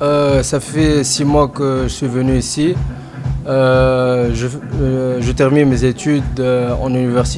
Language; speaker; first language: French; non-native, fluent; Arabic